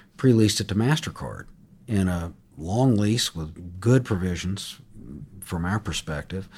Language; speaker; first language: English; native; English